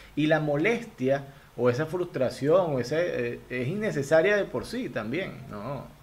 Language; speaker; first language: Spanish; native; Spanish